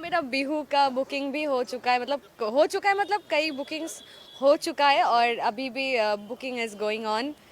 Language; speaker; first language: Hindi; non-native, local second language; Assamese